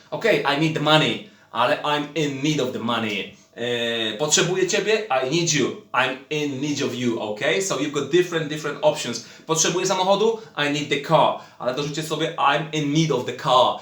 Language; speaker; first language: English; non-native, fluent; Polish